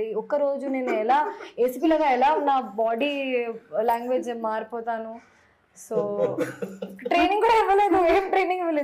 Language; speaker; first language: Telugu; non-native, fluent; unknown